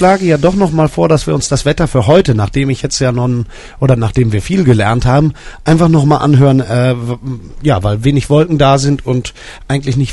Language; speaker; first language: German; native; German